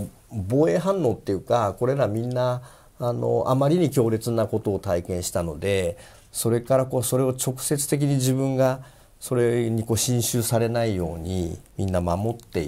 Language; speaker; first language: Japanese; native; Japanese